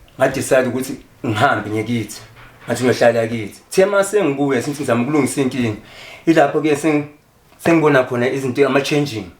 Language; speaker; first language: Zulu; native; Zulu